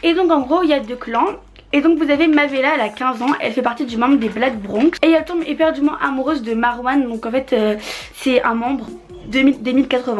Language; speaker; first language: French; native; French